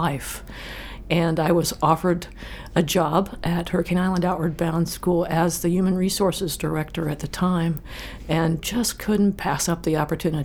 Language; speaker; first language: English; native; English